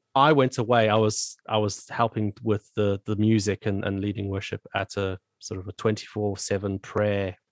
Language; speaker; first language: English; native; English